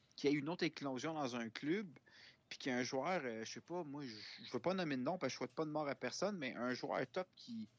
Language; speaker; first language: French; native; French